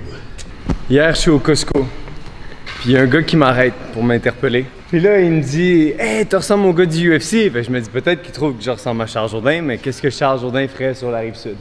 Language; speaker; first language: French; native; French